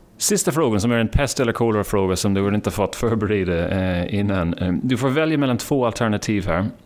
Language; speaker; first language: Swedish; non-native, fluent; English